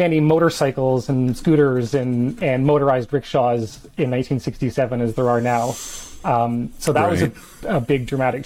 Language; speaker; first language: English; native; English